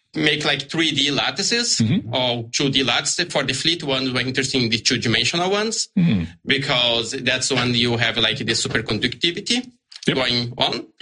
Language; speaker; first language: English; non-native, learner; Portuguese